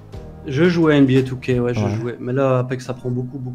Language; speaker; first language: French; native; French